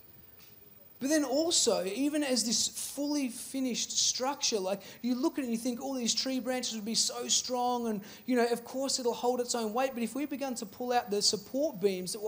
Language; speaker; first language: English; native; English